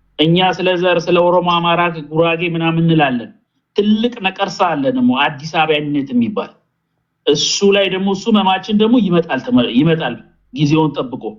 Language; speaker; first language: Amharic; native; Amharic